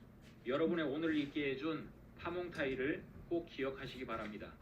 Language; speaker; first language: Korean; native; Korean